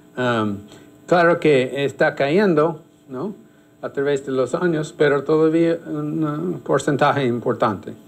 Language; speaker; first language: Spanish; non-native, fluent; English